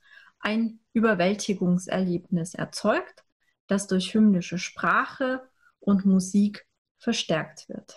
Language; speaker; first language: German; native; German